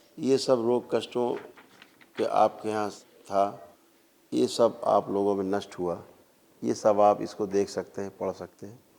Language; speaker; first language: Hindi; native; Hindi